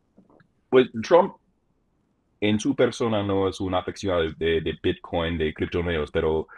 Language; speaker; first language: Spanish; non-native, fluent; English